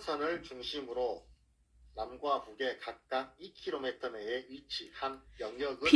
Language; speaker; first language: Korean; native; Korean